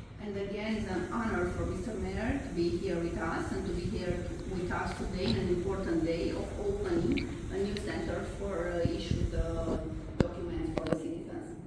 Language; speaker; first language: English; non-native, fluent; Romanian